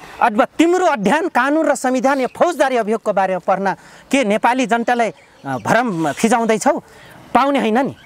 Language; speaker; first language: Nepali; non-native, local second language; Rana Tharu